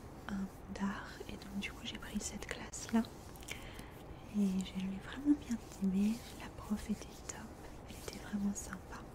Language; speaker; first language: French; early bilingual, heritage; French